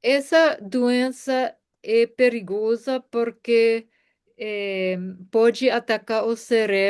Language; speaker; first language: Portuguese; non-native, fluent; German